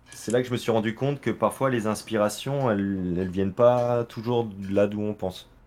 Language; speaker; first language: French; native; French